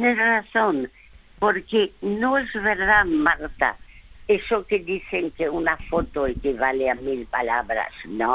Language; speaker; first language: Spanish; early bilingual, other home language; French